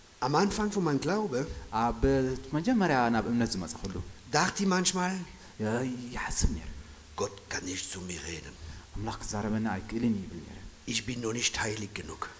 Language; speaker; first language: German; non-native, fluent; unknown